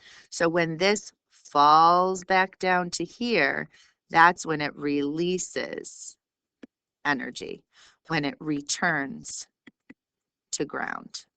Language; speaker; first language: English; native; English